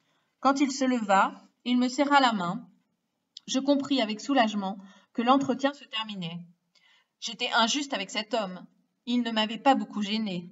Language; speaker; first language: French; native; French